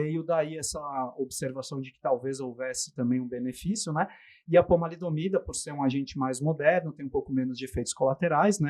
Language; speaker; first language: Portuguese; native; Portuguese